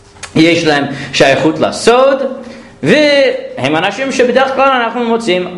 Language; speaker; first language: Hebrew; non-native, fluent; English